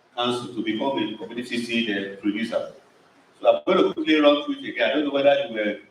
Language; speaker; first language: English; non-native, local second language; Yoruba